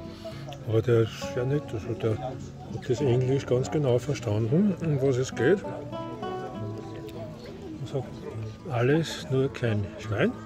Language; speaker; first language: German; native; German